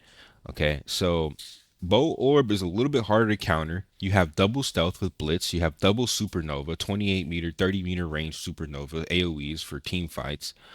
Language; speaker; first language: English; native; English